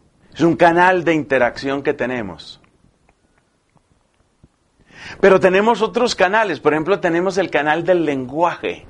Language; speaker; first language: Spanish; native; Spanish